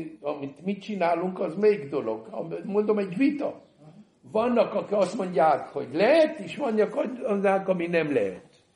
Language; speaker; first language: Hungarian; early bilingual, heritage; Hungarian